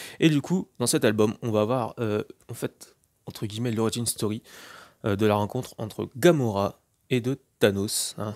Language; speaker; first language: French; native; French